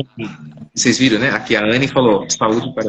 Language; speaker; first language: Portuguese; native; Portuguese